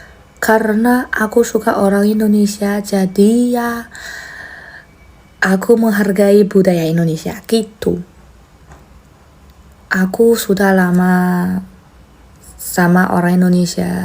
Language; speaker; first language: Indonesian; non-native, fluent; Chinese